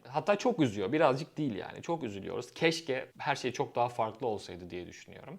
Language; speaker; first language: Turkish; native; Turkish